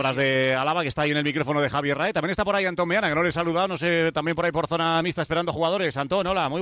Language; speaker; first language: Spanish; native; Spanish